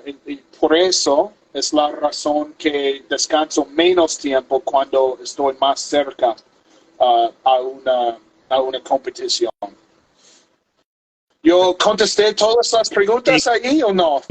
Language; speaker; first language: Spanish; non-native, fluent; English